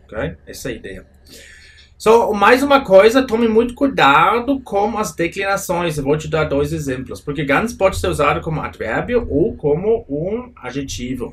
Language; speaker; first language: Portuguese; non-native, fluent; German